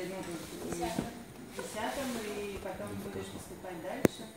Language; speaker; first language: Russian; native; Russian